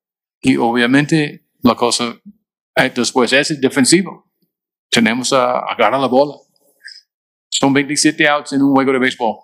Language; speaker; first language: Spanish; non-native, fluent; English